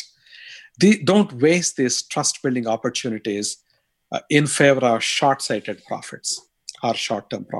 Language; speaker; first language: English; non-native, local second language; Tamil